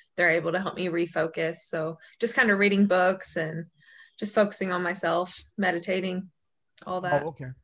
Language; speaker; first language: English; native; English